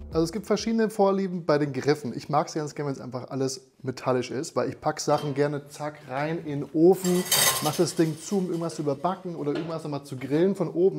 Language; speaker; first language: German; native; German